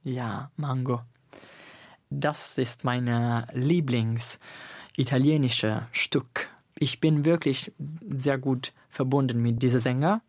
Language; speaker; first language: German; non-native, learner; Italian